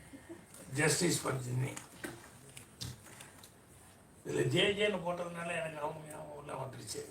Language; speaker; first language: Tamil; native; Tamil